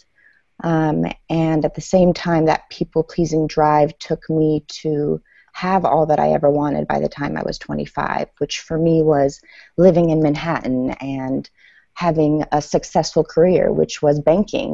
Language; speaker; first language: English; early bilingual, other home language; Persian